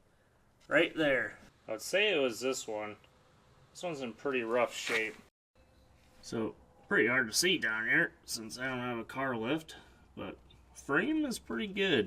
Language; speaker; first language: English; native; English